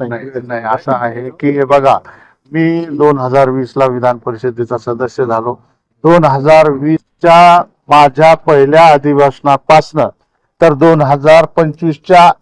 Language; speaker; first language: Marathi; non-native, local second language; Lambadi